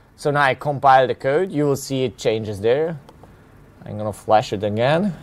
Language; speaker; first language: English; non-native, fluent; Hungarian